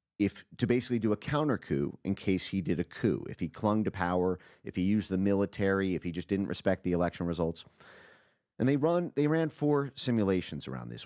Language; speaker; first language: English; native; English